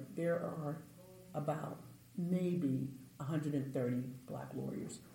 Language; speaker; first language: English; native; English